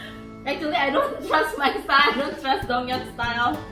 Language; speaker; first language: English; non-native, fluent; Indonesian